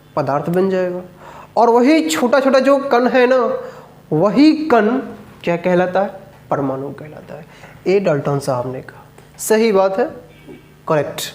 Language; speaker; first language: Hindi; native; Hindi